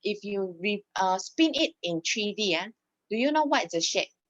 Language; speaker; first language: English; non-native, local second language; Malay